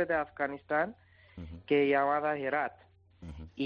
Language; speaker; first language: Spanish; non-native, learner; Persian